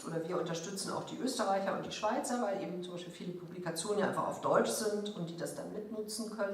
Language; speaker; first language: German; native; German